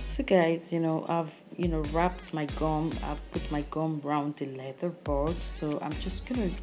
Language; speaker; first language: English; non-native, local second language; Yoruba